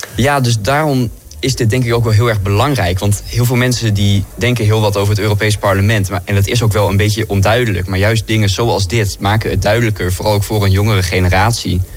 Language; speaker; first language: Dutch; native; Dutch